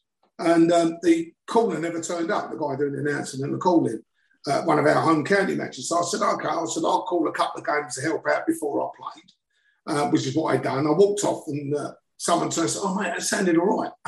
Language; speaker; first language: English; native; English